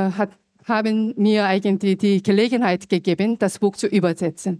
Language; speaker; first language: German; non-native, fluent; Korean